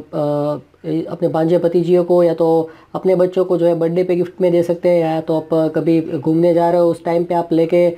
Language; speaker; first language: Hindi; non-native, local second language; Gujarati